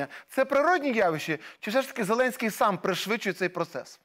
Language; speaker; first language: Ukrainian; native; Ukrainian